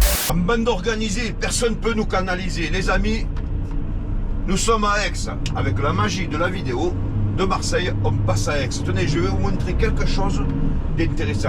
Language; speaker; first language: French; native; French